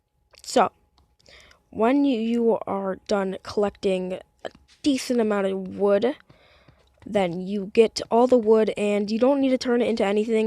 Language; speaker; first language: English; native; English